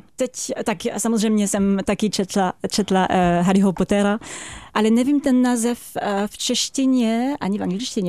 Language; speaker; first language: Czech; non-native, fluent; French